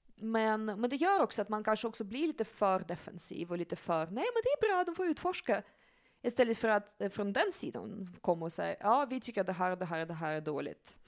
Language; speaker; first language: Swedish; early bilingual, other home language; Russian